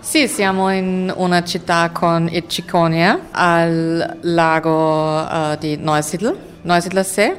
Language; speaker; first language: Italian; non-native, fluent; German